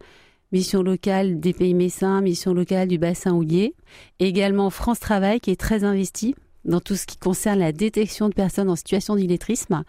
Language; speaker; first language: French; native; French